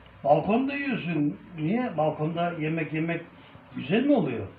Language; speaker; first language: Turkish; native; Turkish